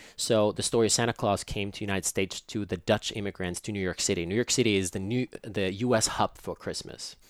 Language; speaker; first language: English; non-native, fluent; Finnish